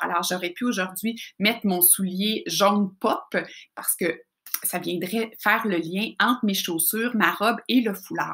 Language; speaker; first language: French; native; French